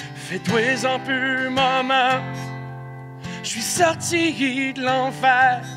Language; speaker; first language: French; native; French